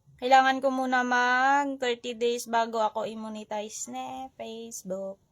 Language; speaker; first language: Filipino; non-native, local second language; Hiligaynon